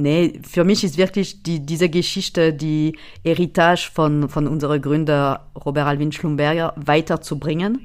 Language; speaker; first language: German; non-native, fluent; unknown